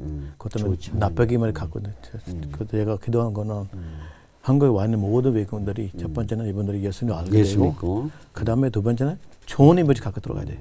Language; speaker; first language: Korean; non-native, learner; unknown